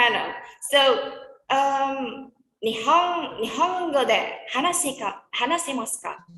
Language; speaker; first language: Japanese; non-native, learner; Indonesian